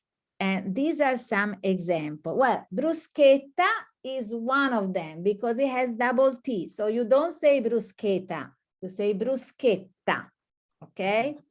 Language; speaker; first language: English; non-native, fluent; Italian